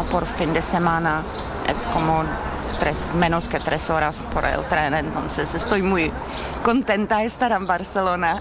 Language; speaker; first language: Spanish; non-native, fluent; Czech